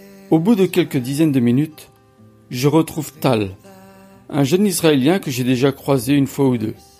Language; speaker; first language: French; native; French